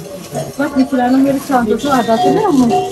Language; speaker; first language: Turkish; native; Turkish